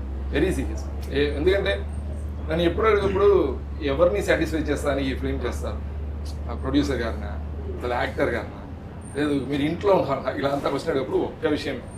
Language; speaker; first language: Telugu; non-native, fluent; Tamil